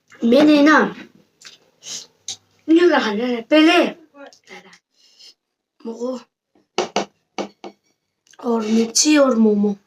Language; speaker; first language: Hindi; non-native, local second language; Tibetan